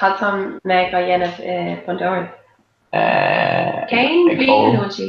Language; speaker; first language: Irish; non-native, local second language; English